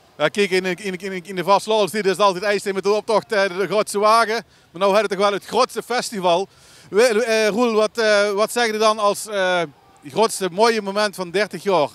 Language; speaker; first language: Dutch; native; Dutch